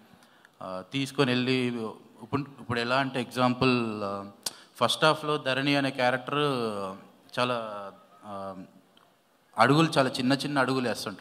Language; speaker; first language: Telugu; native; Telugu